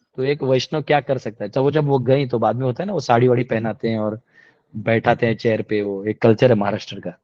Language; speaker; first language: Hindi; non-native, local second language; Marathi